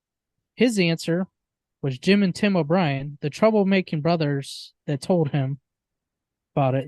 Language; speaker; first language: English; native; English